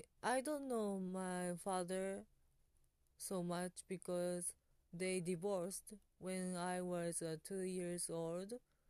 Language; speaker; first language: English; non-native, learner; Japanese